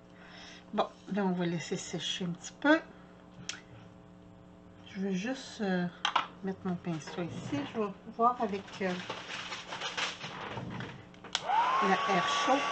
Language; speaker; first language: French; native; French